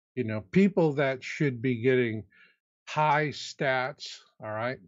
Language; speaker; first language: English; native; English